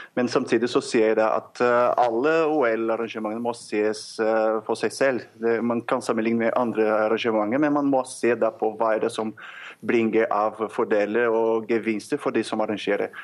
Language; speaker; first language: Norwegian; non-native, fluent; Portuguese